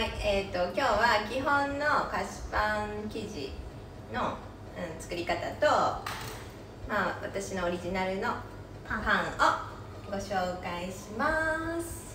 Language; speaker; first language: Japanese; native; Japanese